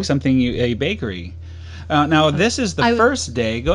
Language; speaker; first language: English; native; English